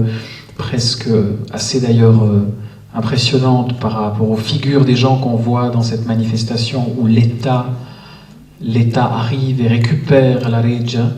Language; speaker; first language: French; native; French